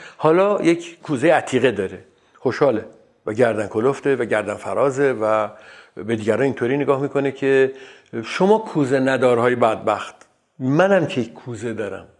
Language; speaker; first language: Persian; native; Persian